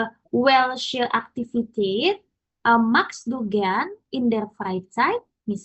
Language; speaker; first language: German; non-native, learner; Indonesian